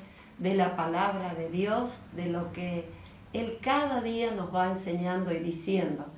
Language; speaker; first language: Spanish; native; Spanish